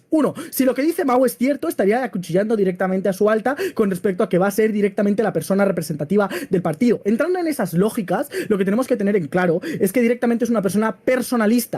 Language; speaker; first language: Spanish; native; Spanish